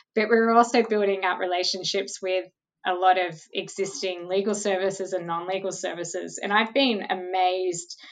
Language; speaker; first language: English; native; English